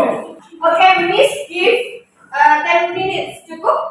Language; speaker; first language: English; non-native, learner; Indonesian